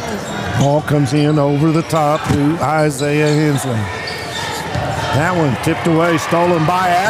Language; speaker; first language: English; native; English